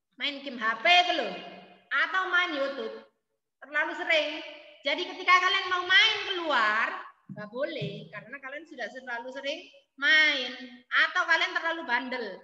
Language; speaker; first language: Indonesian; native; Indonesian